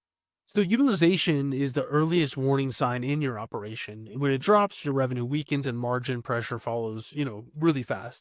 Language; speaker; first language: English; native; English